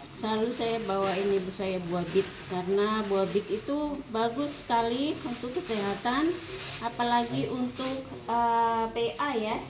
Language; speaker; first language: Indonesian; native; Indonesian